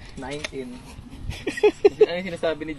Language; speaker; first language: Filipino; native; Filipino